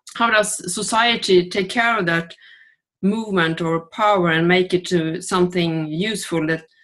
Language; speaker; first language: English; non-native, fluent; Swedish